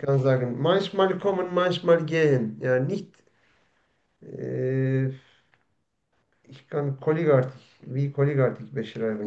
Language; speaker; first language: German; non-native, learner; Turkish